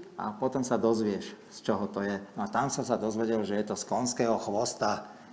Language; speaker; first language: Slovak; native; Slovak